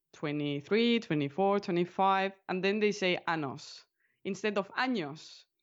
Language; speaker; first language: English; non-native, fluent; Spanish